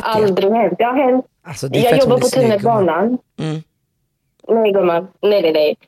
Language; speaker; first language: Swedish; early bilingual, other home language; Tigrinya